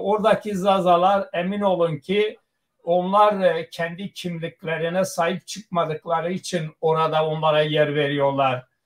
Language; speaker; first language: Turkish; non-native, local second language; Zaza